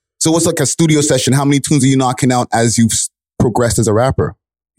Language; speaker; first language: English; native; English